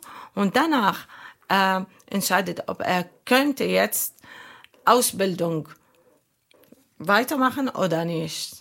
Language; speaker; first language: German; non-native, learner; Arabic